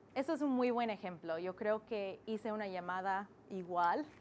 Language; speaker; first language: Spanish; non-native, fluent; English